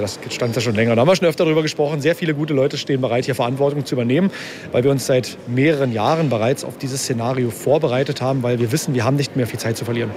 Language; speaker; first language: German; native; German